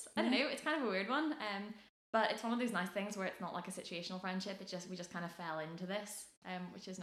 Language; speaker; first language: English; native; English